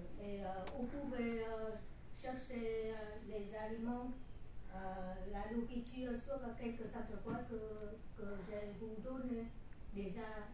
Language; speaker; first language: French; non-native, learner; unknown